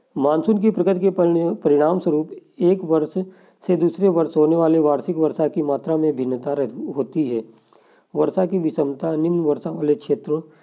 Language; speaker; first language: Hindi; native; Hindi